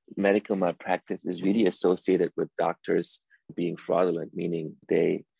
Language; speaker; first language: English; early bilingual, other home language; Persian